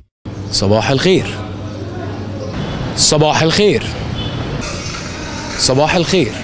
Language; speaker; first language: Arabic; non-native, learner; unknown